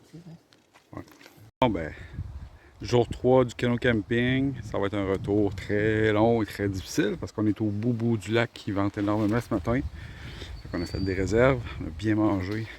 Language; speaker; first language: French; native; French